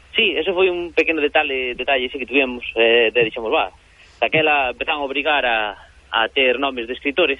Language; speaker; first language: Galician; early bilingual, heritage; Galician